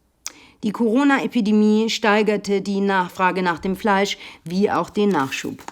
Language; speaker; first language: German; native; German